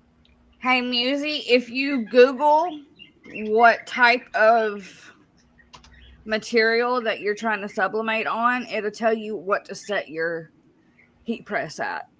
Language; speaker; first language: English; native; English